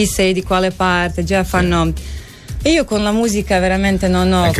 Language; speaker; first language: Italian; non-native, learner; Croatian